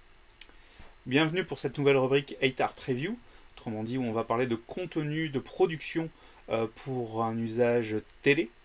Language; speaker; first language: French; native; French